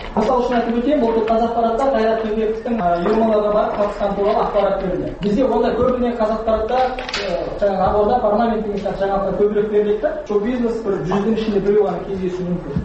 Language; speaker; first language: Kazakh; native; Kazakh